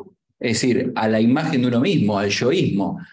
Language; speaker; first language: Spanish; native; Spanish